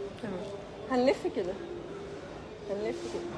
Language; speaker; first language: Arabic; native; Arabic